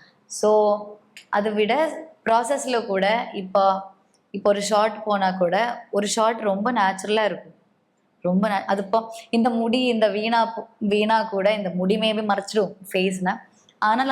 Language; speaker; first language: Tamil; non-native, learner; Malayalam